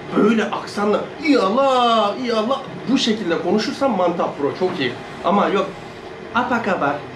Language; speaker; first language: Turkish; native; Turkish